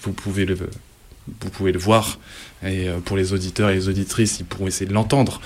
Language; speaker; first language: French; native; French